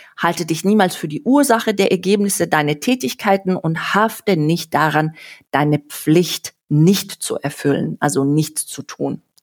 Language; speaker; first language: German; non-native, fluent; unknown